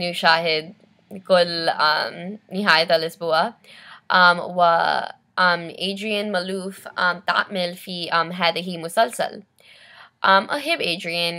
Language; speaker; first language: Arabic; non-native, learner; English